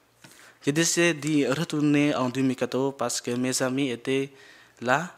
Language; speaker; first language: French; non-native, learner; Jarai